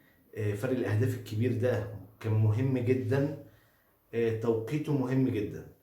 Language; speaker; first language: Arabic; native; Arabic